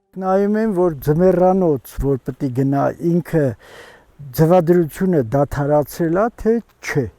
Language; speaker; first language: Armenian; native; Armenian